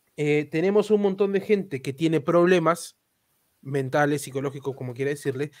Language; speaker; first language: Spanish; native; Spanish